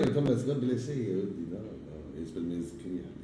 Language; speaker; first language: Arabic; native; Arabic